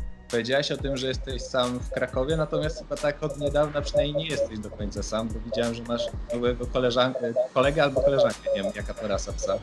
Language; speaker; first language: Polish; native; Polish